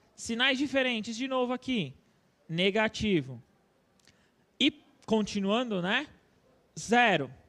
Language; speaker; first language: Portuguese; native; Portuguese